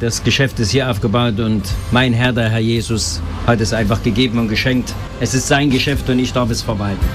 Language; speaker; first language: German; native; German